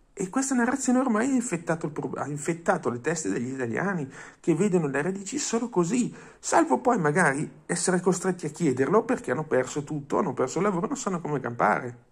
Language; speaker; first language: Italian; non-native, fluent; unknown